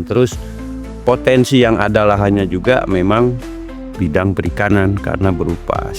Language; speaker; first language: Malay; non-native, local second language; Sundanese